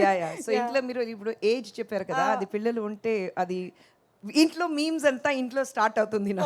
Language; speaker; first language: Telugu; non-native, fluent; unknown